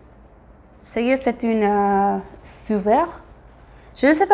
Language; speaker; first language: French; non-native, learner; English